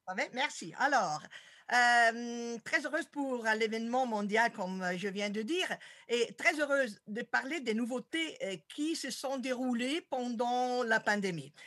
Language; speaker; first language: French; non-native, fluent; Italian